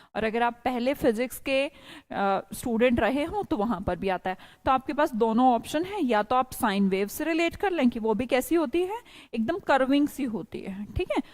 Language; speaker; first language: Hindi; native; Hindi